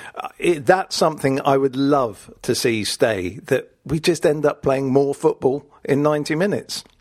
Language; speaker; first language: English; native; English